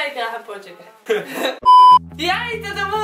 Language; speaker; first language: Portuguese; non-native, learner; Polish